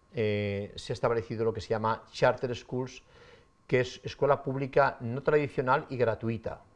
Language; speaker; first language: Spanish; native; Spanish